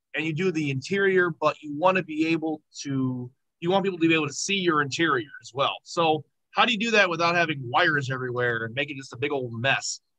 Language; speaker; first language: English; native; English